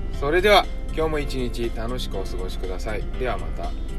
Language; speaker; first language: Japanese; native; Japanese